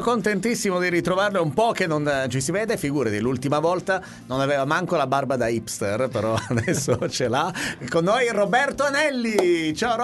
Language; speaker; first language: Italian; native; Italian